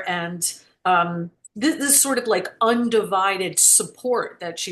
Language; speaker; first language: English; native; English